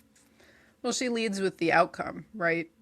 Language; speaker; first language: English; native; English